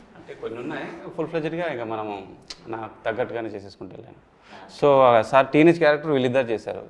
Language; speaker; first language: Telugu; native; Telugu